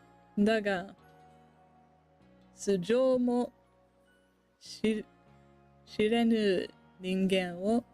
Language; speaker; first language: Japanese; non-native, learner; English